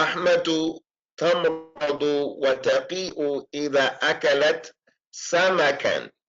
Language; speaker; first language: Arabic; non-native, fluent; English